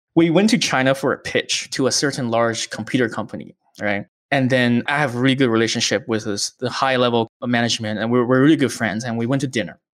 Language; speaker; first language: English; early bilingual, other home language; Chinese